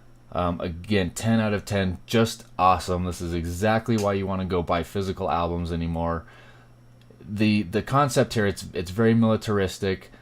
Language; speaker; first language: English; native; English